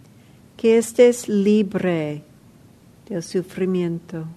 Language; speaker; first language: Spanish; non-native, fluent; English